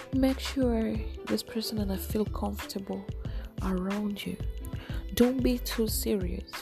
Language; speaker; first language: English; non-native, local second language; Swahili